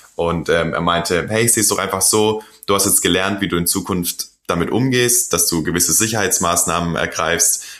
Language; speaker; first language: German; non-native, fluent; Korean